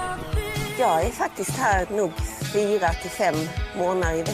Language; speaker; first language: Swedish; non-native, learner; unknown